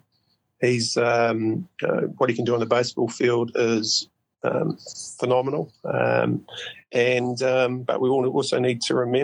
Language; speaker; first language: English; native; English